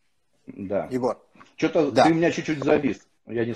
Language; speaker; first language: Russian; native; Russian